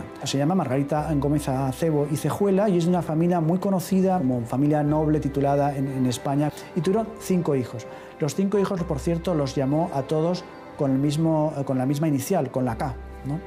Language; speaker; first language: Spanish; native; Spanish